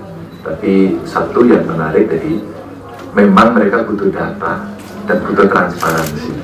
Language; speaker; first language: Indonesian; native; Indonesian